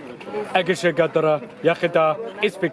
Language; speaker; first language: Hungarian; non-native, learner; English